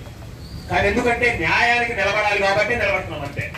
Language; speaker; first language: Telugu; native; Telugu